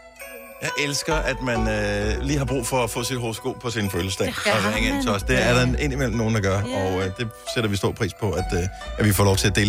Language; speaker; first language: Danish; native; Danish